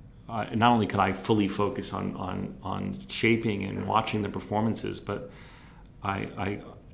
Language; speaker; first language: English; native; English